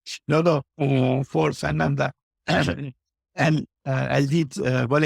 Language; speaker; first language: French; non-native, learner; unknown